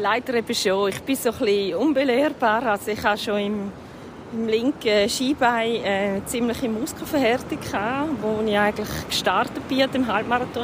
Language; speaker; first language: German; native; German